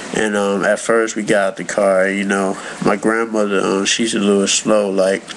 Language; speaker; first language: English; native; English